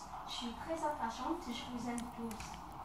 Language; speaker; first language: French; non-native, local second language; Arabic